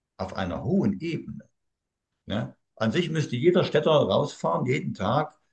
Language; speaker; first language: German; native; German